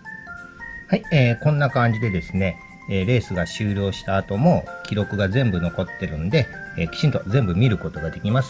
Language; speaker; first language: Japanese; native; Japanese